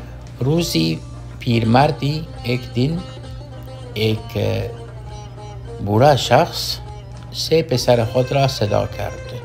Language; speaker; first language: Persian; non-native, fluent; Urdu